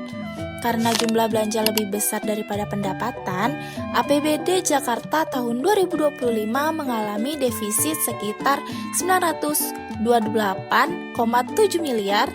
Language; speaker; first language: Indonesian; native; Indonesian